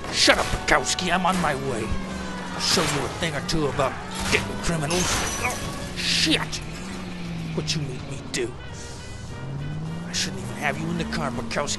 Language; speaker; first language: English; native; English